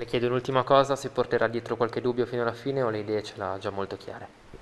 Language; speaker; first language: Italian; native; Italian